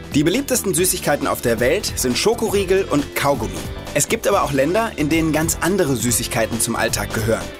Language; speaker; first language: German; native; German